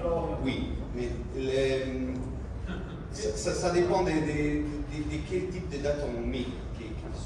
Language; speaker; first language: French; non-native, fluent; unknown